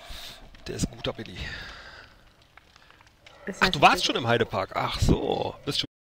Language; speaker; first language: German; native; German